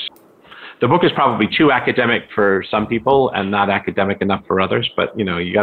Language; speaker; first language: English; native; English